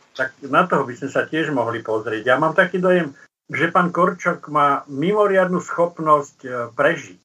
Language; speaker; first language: Slovak; native; Slovak